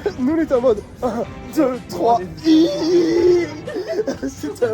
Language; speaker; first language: French; native; French